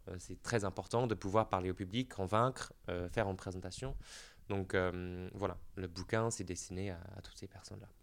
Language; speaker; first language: French; non-native, fluent; English